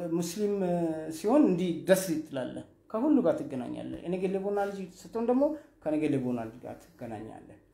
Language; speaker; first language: Amharic; non-native, local second language; Somali